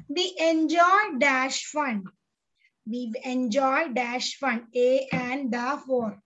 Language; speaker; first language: English; non-native, local second language; Malayalam